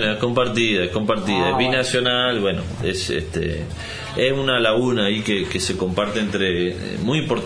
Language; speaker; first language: Spanish; native; Spanish